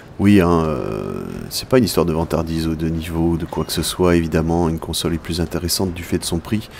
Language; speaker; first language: French; native; French